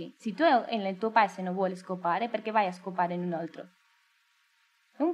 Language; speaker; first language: Italian; non-native, learner; Spanish